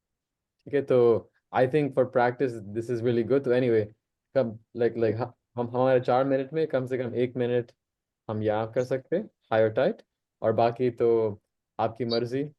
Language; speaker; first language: Hindi; non-native, local second language; English